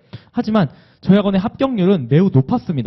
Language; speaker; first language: Korean; native; Korean